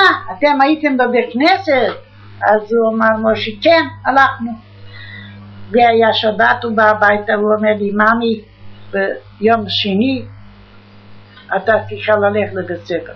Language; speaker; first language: Hebrew; non-native, fluent; Yiddish